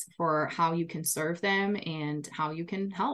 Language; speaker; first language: English; non-native, fluent; Portuguese